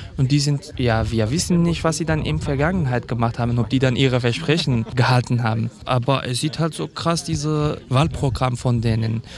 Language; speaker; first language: German; non-native, fluent; Kurdish